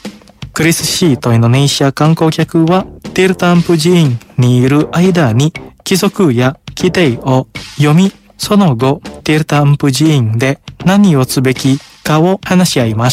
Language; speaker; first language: Japanese; non-native, fluent; Indonesian